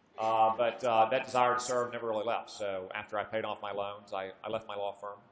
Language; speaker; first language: English; native; English